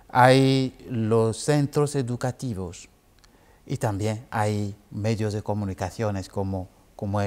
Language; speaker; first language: Spanish; non-native, fluent; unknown